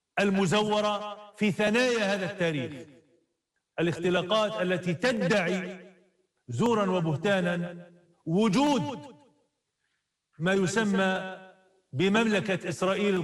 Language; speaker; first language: Arabic; native; Arabic